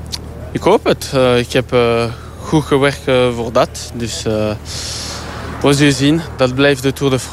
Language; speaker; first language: Dutch; non-native, learner; French